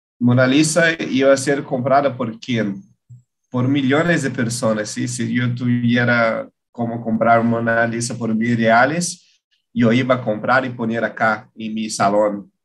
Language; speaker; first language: Spanish; non-native, learner; Portuguese